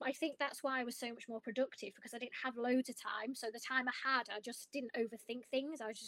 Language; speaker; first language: English; native; English